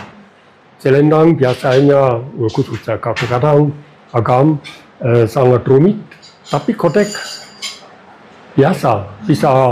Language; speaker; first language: Indonesian; non-native, fluent; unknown